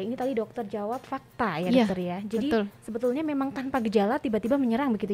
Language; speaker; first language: Indonesian; native; Indonesian